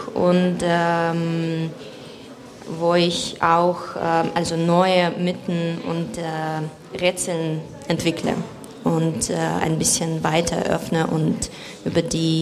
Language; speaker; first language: German; non-native, fluent; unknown